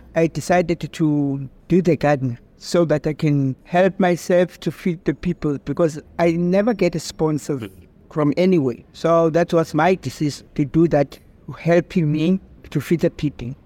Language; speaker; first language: English; non-native, local second language; Xhosa